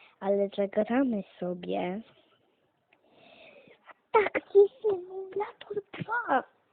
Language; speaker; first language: Polish; native; Polish